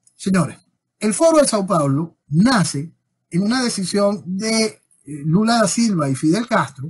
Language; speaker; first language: Spanish; native; Spanish